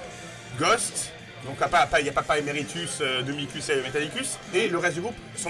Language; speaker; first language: French; native; French